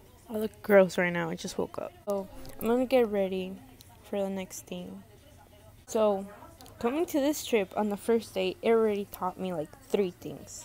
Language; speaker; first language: English; early bilingual, other home language; Spanish